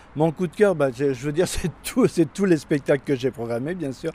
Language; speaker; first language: French; native; French